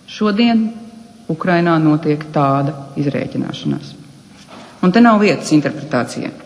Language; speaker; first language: Latvian; native; Latvian